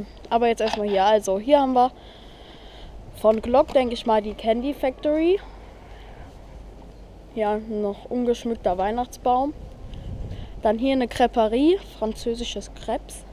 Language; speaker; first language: German; native; German